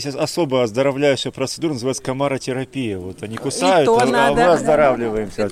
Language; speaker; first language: Russian; native; Russian